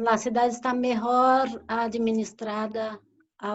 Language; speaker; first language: Spanish; non-native, learner; Portuguese